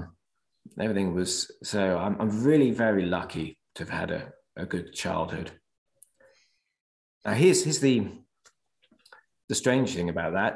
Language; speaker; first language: English; native; English